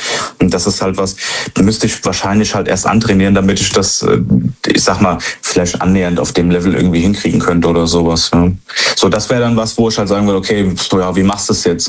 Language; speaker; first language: German; native; German